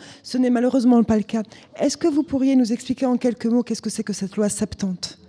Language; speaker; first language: French; native; French